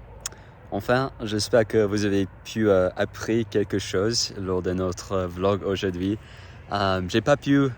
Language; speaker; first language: French; non-native, fluent; English